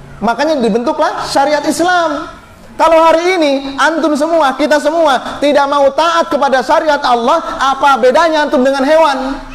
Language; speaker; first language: Indonesian; native; Indonesian